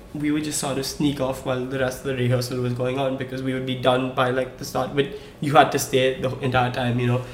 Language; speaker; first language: English; non-native, local second language; Hindi